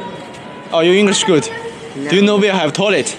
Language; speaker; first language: English; non-native, learner; Chinese